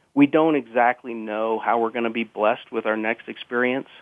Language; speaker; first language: English; native; English